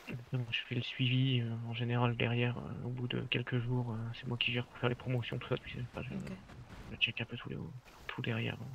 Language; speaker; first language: French; native; French